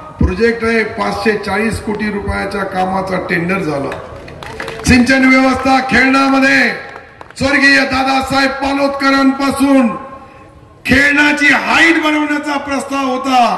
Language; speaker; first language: Marathi; non-native, local second language; Urdu